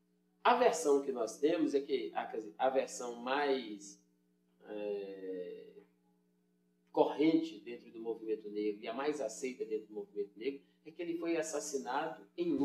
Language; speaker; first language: Portuguese; native; Portuguese